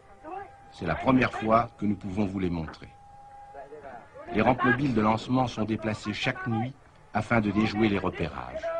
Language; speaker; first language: French; native; French